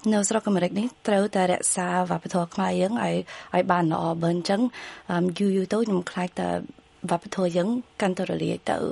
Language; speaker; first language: Khmer; early bilingual, heritage; Khmer